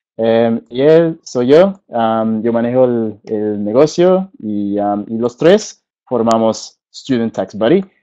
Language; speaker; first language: Spanish; early bilingual, heritage; Spanish